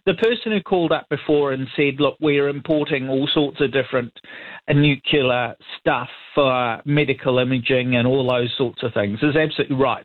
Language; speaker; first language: English; native; English